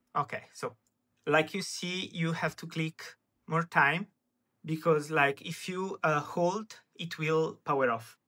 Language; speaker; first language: English; non-native, fluent; Italian